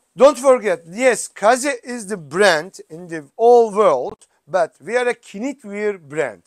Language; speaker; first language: English; non-native, learner; Turkish